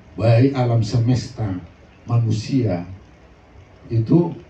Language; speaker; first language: Indonesian; non-native, local second language; Batak Toba